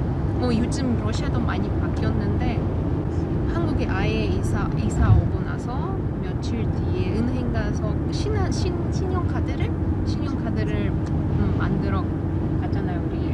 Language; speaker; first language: Korean; non-native, learner; Russian